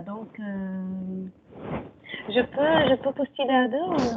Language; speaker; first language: French; non-native, fluent; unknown